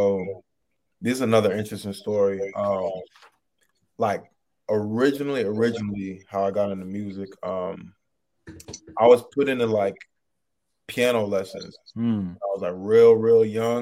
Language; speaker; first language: English; native; English